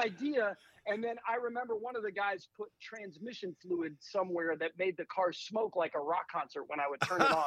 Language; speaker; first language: English; native; English